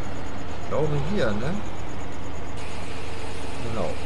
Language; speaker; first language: German; native; German